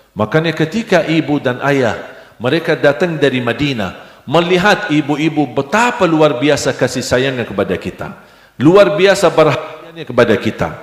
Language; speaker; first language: Indonesian; non-native, fluent; Arabic